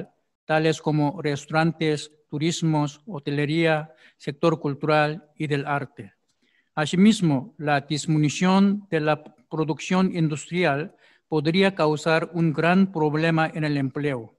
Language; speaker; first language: Spanish; non-native, fluent; Korean